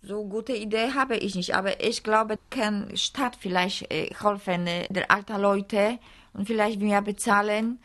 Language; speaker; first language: German; non-native, learner; Polish